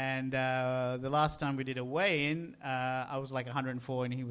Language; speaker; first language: English; non-native, local second language; Sinhala